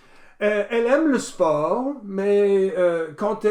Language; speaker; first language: French; non-native, fluent; English